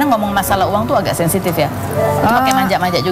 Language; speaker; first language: Indonesian; native; Indonesian